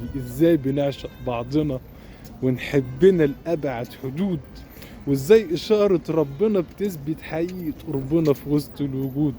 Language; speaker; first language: Arabic; native; Arabic